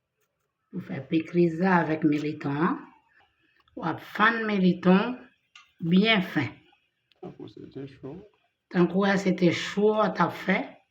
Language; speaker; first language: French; non-native, learner; Haitian Creole